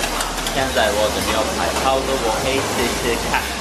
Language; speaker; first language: Chinese; non-native, learner; Turkish